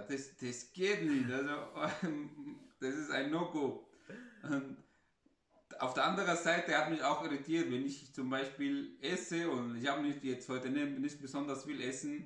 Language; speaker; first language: German; non-native, fluent; Arabic